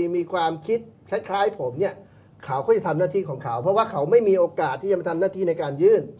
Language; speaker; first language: Thai; native; Thai